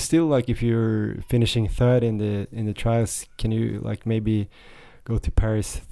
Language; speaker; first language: English; non-native, fluent; Swedish